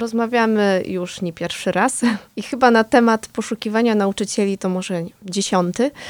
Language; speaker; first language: Polish; native; Polish